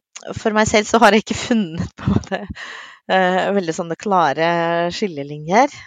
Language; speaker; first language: Norwegian; non-native, fluent; Russian